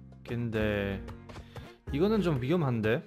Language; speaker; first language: Korean; non-native, learner; German